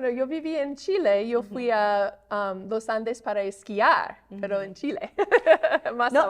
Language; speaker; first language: Spanish; non-native, fluent; English